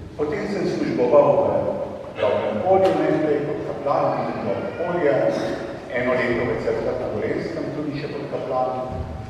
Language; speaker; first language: Slovenian; native; Slovenian